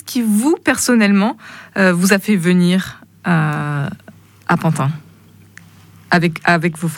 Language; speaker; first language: French; native; French